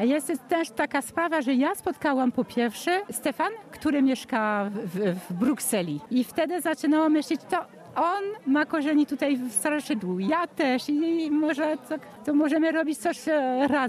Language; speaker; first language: Polish; early bilingual, heritage; French